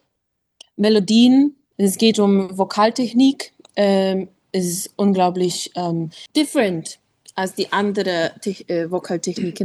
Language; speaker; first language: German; non-native, learner; English